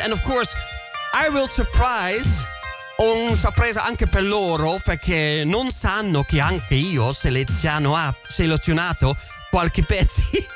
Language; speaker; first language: Italian; non-native, fluent; Dutch